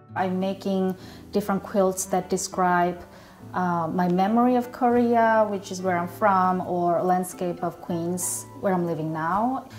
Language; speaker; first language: English; non-native, fluent; Korean